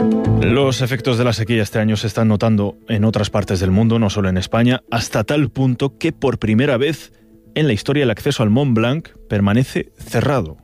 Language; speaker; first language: Spanish; native; Spanish